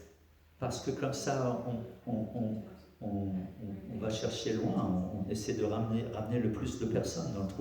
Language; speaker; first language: French; native; French